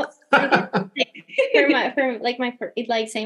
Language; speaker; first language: English; non-native, fluent; Spanish